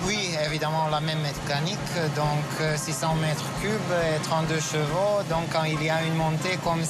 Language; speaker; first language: French; non-native, fluent; Serbian